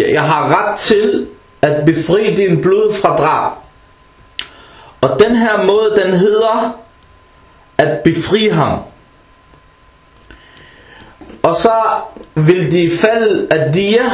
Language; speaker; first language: Danish; early bilingual, other home language; Arabic